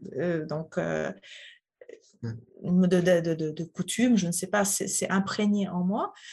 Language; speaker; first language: French; non-native, fluent; Polish